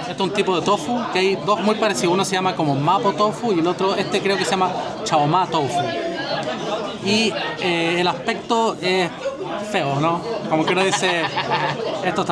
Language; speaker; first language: Spanish; native; Spanish